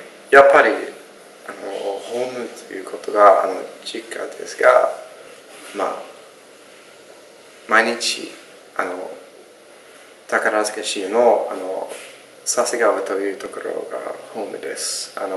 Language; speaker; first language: Japanese; non-native, learner; English